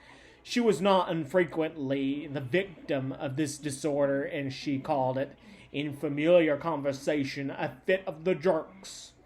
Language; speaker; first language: English; native; English